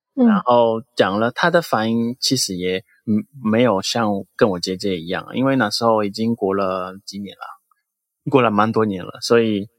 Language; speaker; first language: Chinese; non-native, fluent; Portuguese